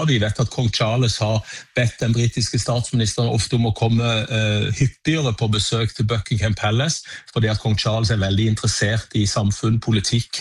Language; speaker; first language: Norwegian; native; Norwegian